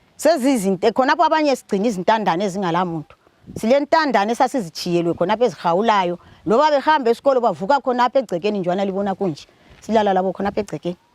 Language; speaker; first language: Zulu; native; Zulu